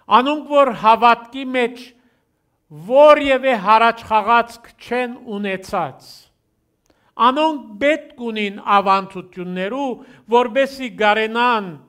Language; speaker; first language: Armenian; early bilingual, heritage; Armenian